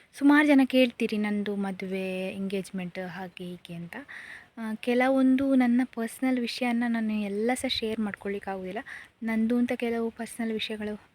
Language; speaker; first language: Kannada; native; Kannada